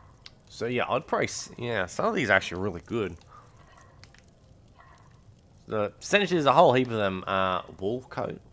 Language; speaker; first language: English; native; English